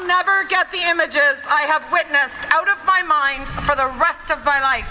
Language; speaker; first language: English; native; English